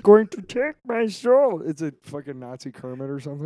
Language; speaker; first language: English; native; English